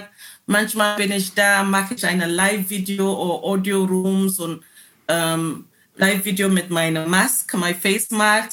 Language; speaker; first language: German; non-native, learner; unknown